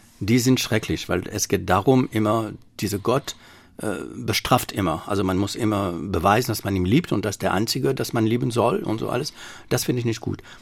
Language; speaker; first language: German; non-native, fluent; French